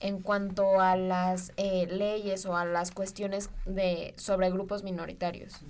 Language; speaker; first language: Spanish; native; Spanish